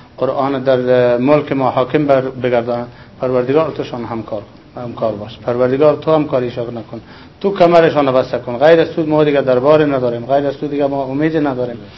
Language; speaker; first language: Persian; native; Persian